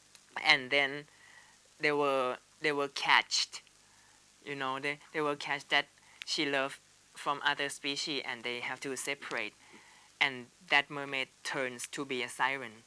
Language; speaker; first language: English; non-native, learner; Thai